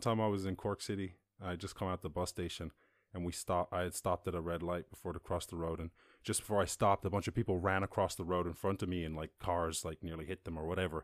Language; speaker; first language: English; native; English